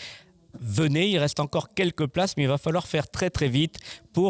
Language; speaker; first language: French; native; French